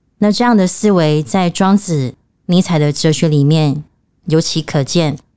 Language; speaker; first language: Chinese; native; Chinese